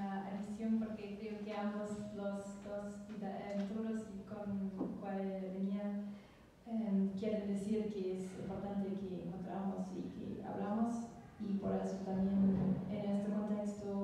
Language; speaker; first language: Spanish; non-native, learner; German